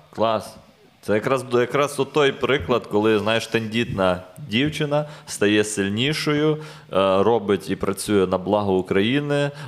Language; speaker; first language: Ukrainian; native; Ukrainian